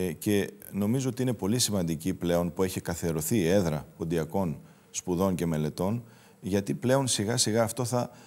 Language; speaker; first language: Greek; native; Greek